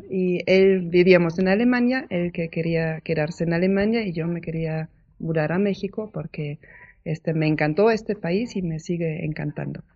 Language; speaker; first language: Spanish; non-native, fluent; German